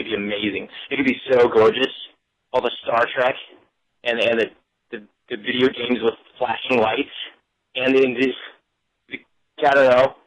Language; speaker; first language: English; native; English